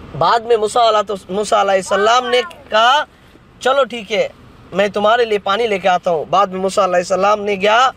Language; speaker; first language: Hindi; non-native, local second language; Bangla